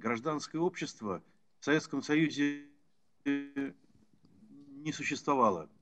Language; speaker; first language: Russian; native; Russian